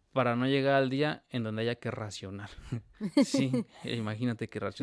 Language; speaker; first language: Spanish; native; Spanish